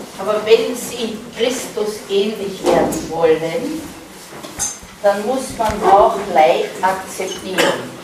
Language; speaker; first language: German; native; German